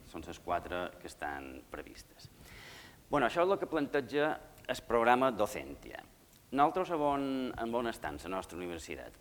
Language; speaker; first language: Catalan; native; Catalan